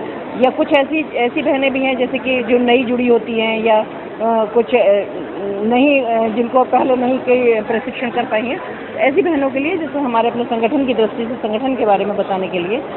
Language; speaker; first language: Hindi; native; Hindi